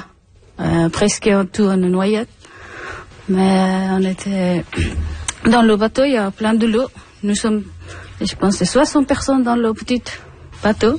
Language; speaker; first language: French; non-native, learner; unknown